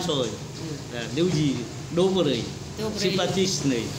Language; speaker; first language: Russian; non-native, learner; Vietnamese